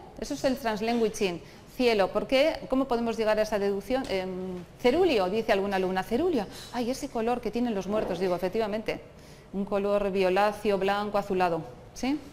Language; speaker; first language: Spanish; non-native, local second language; Basque